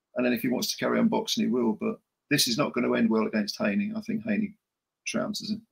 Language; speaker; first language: English; native; English